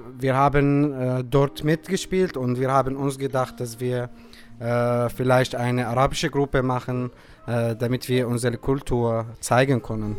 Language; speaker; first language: German; non-native, fluent; Arabic